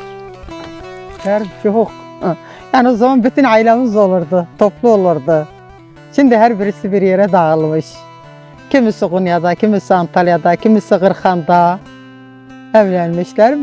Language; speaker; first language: Turkish; non-native, local second language; Arabic